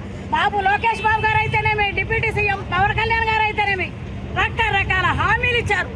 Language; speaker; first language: Telugu; native; Telugu